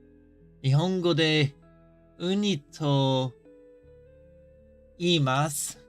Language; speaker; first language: Japanese; non-native, learner; English